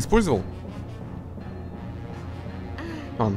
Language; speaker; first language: Russian; native; Russian